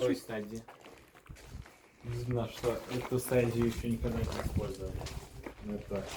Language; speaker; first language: Russian; early bilingual, heritage; Russian